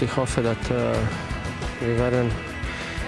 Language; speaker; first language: German; non-native, learner; Croatian